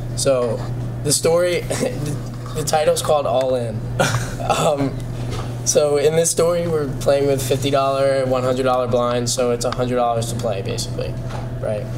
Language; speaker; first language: English; native; English